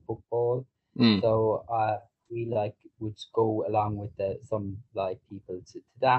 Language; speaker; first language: English; native; English